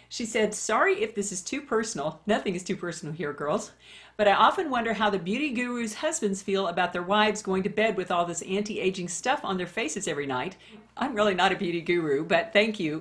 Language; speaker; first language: English; native; English